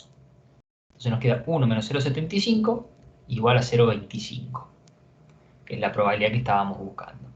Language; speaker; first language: Spanish; native; Spanish